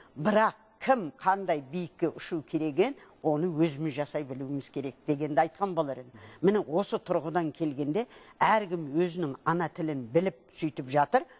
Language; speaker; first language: Kazakh; native; Kazakh